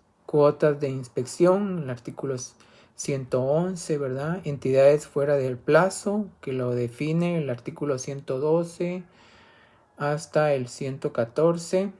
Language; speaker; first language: Spanish; native; Spanish